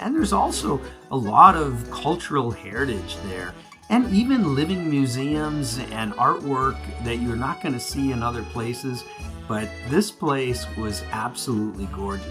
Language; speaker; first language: English; native; English